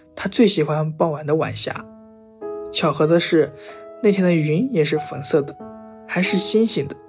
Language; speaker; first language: Chinese; native; Chinese